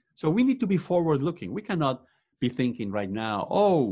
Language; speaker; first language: English; non-native, fluent; Spanish